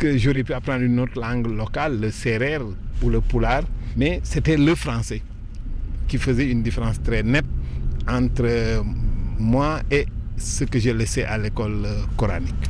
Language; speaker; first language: French; native; French